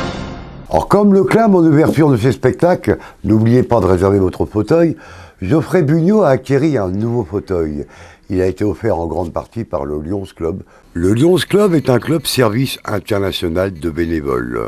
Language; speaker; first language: French; native; French